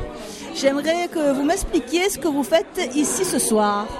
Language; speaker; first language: French; native; French